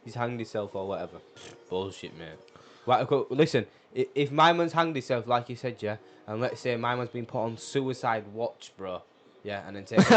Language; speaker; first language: English; native; English